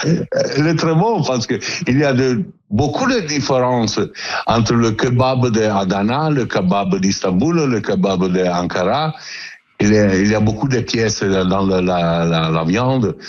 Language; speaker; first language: French; non-native, learner; Italian